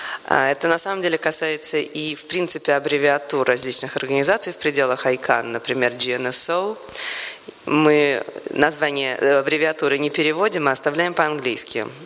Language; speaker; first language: Russian; native; Russian